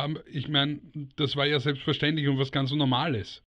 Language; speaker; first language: German; native; German